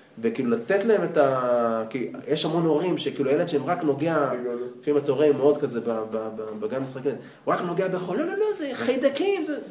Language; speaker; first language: Hebrew; native; Hebrew